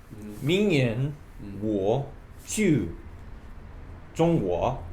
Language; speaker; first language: Chinese; non-native, learner; English